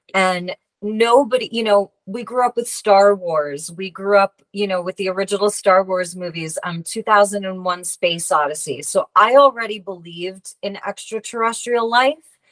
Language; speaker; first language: English; native; English